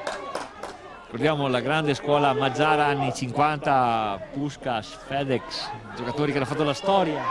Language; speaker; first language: Italian; native; Italian